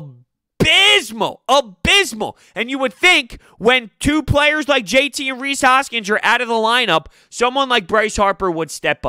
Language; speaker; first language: English; native; English